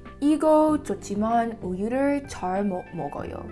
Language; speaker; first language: Korean; non-native, learner; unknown